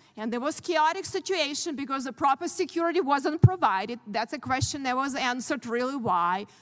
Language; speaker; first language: English; non-native, fluent; Ukrainian